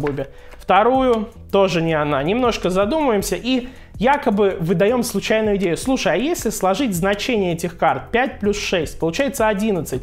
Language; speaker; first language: Russian; native; Russian